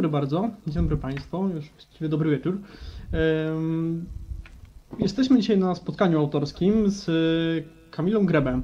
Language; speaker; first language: Polish; native; Polish